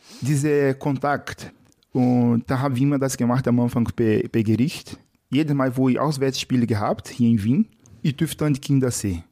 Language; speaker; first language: German; non-native, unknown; Portuguese